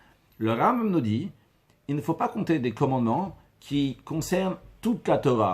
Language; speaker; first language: French; native; French